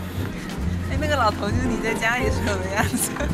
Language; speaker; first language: Chinese; native; Chinese